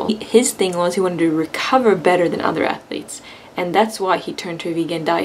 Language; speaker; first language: English; non-native, fluent; Swedish